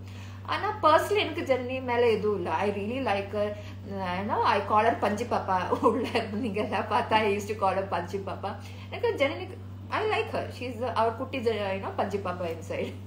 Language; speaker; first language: Tamil; non-native, learner; Malayalam